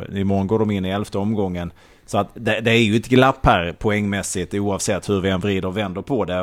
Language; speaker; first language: Swedish; native; Swedish